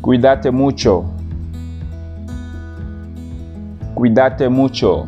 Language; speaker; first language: Spanish; non-native, fluent; Wolof